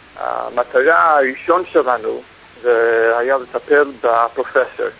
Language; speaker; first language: Hebrew; non-native, fluent; English